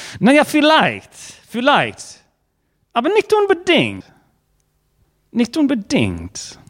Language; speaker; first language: German; non-native, fluent; English